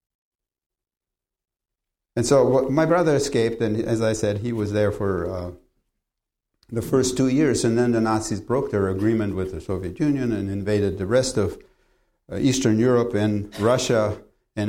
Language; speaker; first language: English; early bilingual, other home language; Polish